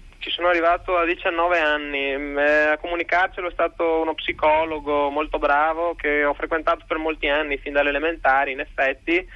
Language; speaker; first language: Italian; native; Italian